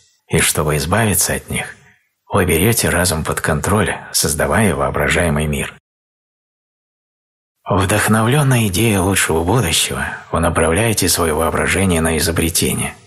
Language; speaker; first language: Russian; native; Russian